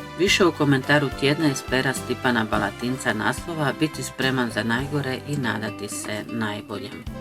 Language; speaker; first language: Bosnian; early bilingual, heritage; Croatian